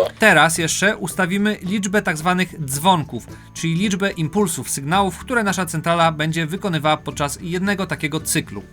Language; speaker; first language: Polish; native; Polish